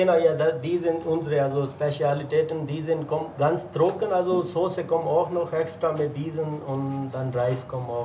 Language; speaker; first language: German; non-native, learner; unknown